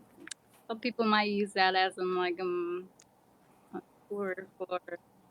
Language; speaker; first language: English; non-native, learner; Chinese